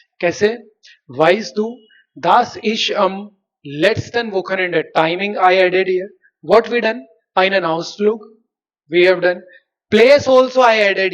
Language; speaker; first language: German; non-native, fluent; Hindi